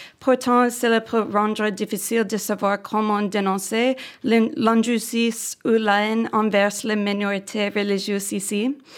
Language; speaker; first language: French; non-native, fluent; English